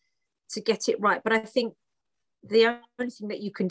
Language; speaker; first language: English; early bilingual, other home language; Greek